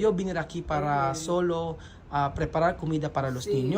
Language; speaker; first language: Spanish; non-native, learner; Filipino